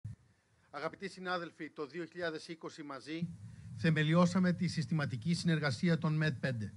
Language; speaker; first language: Greek; native; Greek